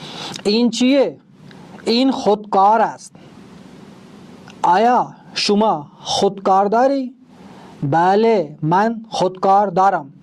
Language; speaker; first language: Persian; non-native, fluent; Urdu